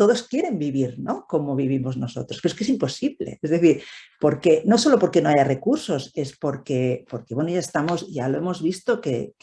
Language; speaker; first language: Spanish; native; Spanish